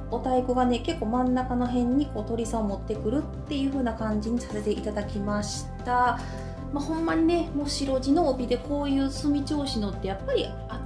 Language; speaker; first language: Japanese; native; Japanese